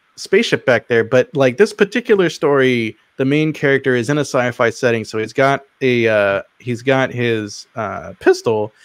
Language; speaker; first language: English; native; English